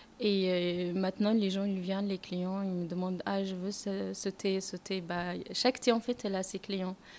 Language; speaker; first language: French; non-native, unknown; Arabic